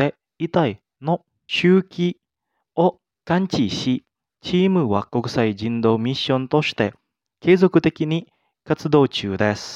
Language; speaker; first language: Japanese; non-native, fluent; Indonesian